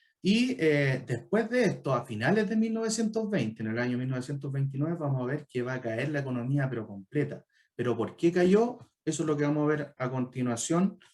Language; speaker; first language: Spanish; native; Spanish